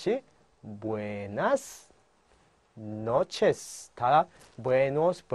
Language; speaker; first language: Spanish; non-native, fluent; Korean